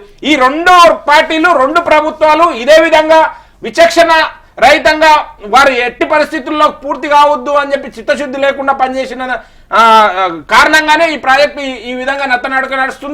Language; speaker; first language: Telugu; native; Telugu